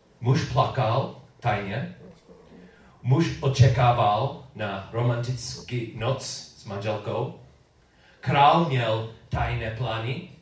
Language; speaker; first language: Czech; non-native, learner; English